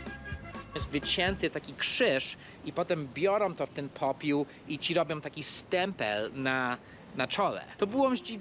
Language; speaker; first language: Polish; early bilingual, heritage; Polish